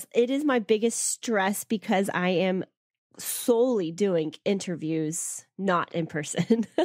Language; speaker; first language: English; native; English